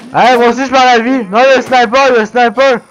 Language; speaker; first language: French; native; French